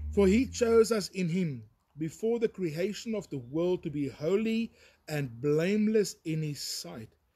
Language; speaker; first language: English; non-native, local second language; Afrikaans